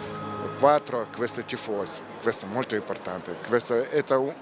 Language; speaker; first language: Italian; non-native, learner; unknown